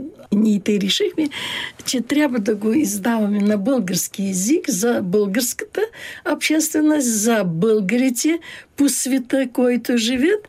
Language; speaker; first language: Bulgarian; early bilingual, heritage; Bulgarian